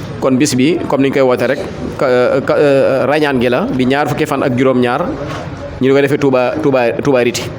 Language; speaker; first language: Wolof; native; Wolof